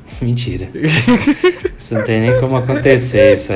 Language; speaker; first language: Portuguese; native; Portuguese